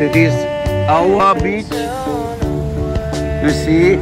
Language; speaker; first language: English; non-native, learner; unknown